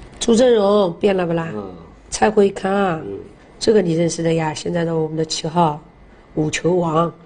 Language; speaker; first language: Chinese; native; Chinese